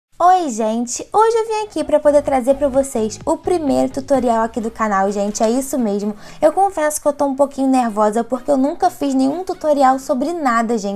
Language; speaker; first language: Portuguese; native; Portuguese